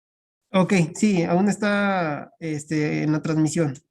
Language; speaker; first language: Spanish; native; Spanish